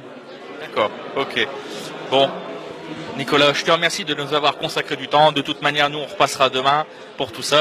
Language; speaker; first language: French; native; French